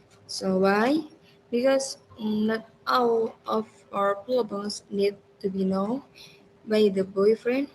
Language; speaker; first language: English; non-native, learner; Indonesian